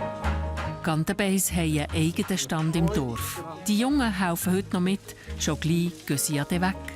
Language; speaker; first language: German; native; German